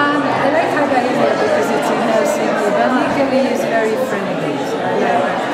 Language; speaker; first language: English; non-native, fluent; Hungarian